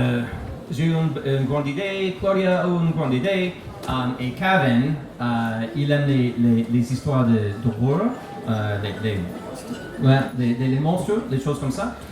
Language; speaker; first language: French; non-native, learner; English